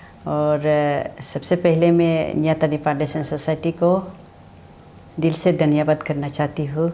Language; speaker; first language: Hindi; non-native, local second language; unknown